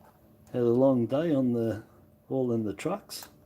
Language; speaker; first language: English; native; English